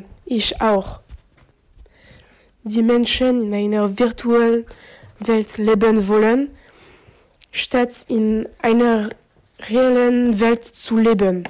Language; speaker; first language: German; non-native, learner; French